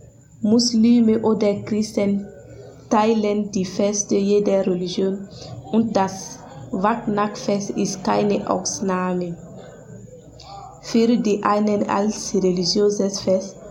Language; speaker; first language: German; non-native, learner; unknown